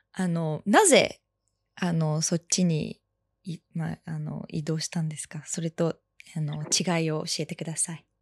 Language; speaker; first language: Japanese; early bilingual, heritage; French